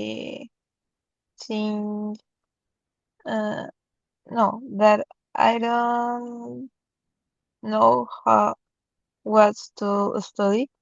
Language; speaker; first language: English; non-native, learner; Spanish